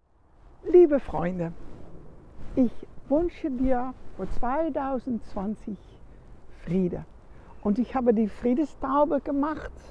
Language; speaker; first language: German; non-native, learner; Dutch